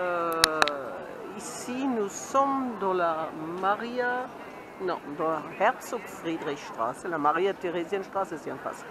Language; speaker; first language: French; native; French